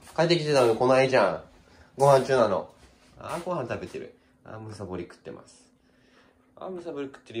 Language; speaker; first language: Japanese; native; Japanese